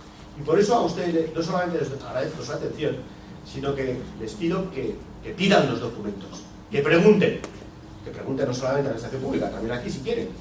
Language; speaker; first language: Spanish; native; Spanish